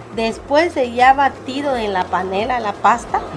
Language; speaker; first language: Spanish; native; Spanish